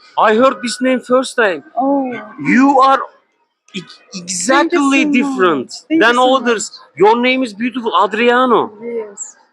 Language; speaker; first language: English; non-native, learner; Turkish